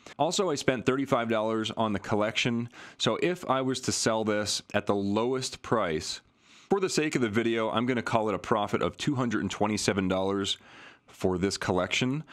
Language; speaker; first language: English; native; English